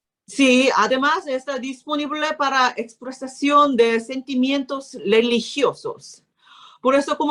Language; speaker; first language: Spanish; non-native, learner; Korean